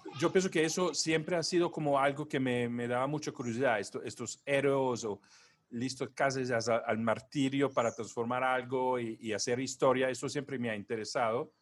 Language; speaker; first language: Spanish; non-native, fluent; Italian